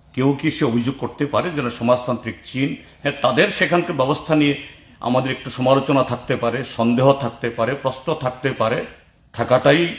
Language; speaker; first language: Bangla; native; Bangla